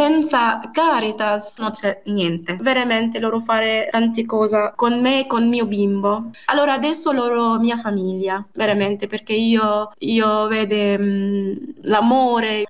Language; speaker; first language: Italian; non-native, learner; Arabic